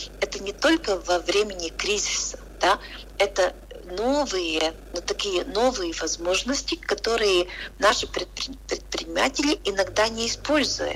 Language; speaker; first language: Russian; non-native, local second language; Latvian